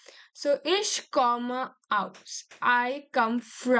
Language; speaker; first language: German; non-native, learner; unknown